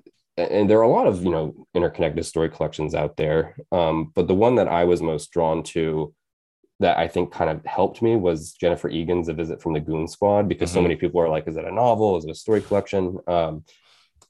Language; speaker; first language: English; native; English